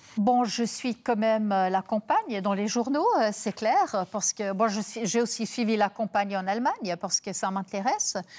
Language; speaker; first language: French; non-native, local second language; German